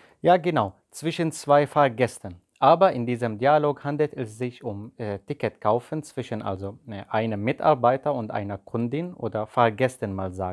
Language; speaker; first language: German; non-native, fluent; Arabic